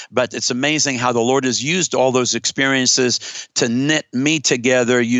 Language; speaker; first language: English; native; English